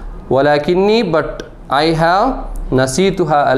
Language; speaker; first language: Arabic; non-native, fluent; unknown